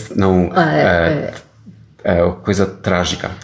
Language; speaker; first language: Portuguese; non-native, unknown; Polish